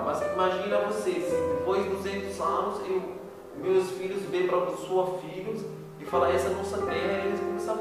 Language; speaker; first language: Portuguese; non-native, learner; Arabic